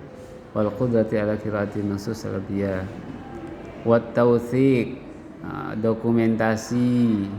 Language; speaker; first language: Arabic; non-native, fluent; Indonesian